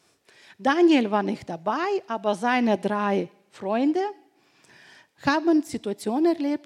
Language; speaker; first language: German; non-native, fluent; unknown